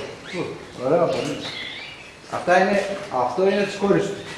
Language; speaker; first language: Greek; non-native, learner; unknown